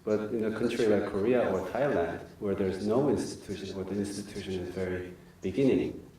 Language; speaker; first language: English; non-native, learner; Korean